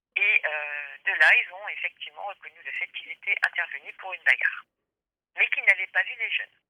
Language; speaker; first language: French; native; French